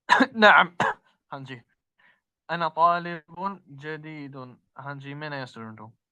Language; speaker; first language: Hindi; non-native, learner; Urdu